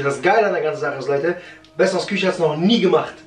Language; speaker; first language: German; early bilingual, other home language; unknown